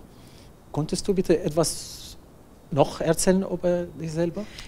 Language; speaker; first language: German; non-native, learner; Arabic